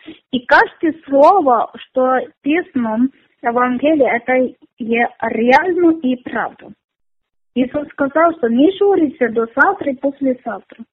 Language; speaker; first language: Ukrainian; non-native, learner; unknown